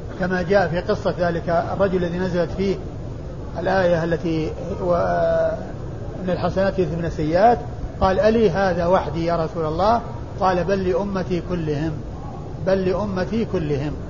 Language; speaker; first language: Arabic; native; Arabic